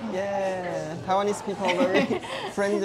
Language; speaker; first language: English; non-native, learner; Chinese